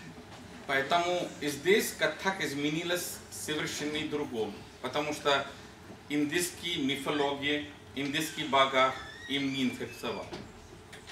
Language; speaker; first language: Russian; non-native, learner; Hindi